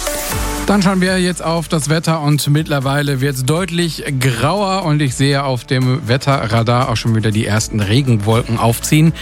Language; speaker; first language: German; native; German